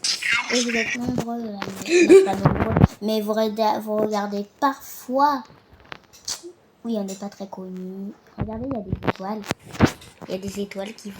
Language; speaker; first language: French; native; French